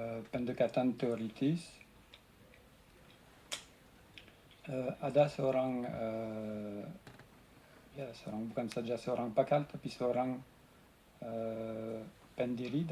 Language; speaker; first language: Indonesian; non-native, fluent; French